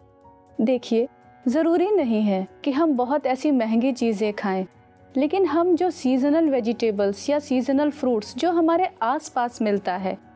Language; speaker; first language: Hindi; native; Hindi